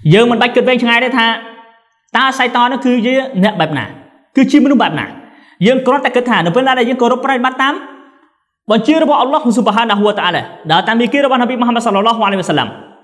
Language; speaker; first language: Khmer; non-native, local second language; Eastern Cham